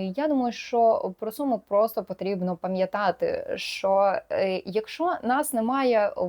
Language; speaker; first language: Ukrainian; non-native, local second language; Russian